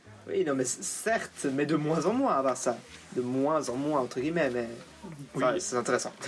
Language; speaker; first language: French; native; French